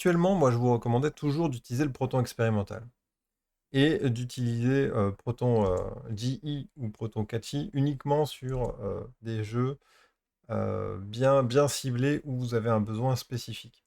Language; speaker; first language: French; native; French